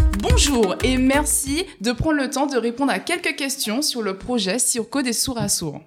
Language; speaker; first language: French; native; French